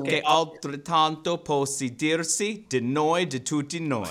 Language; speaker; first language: Italian; non-native, learner; English